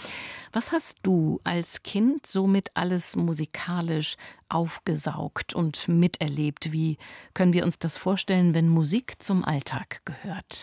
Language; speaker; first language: German; native; German